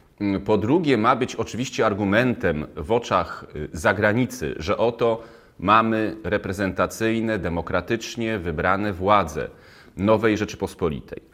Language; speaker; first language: Polish; native; Polish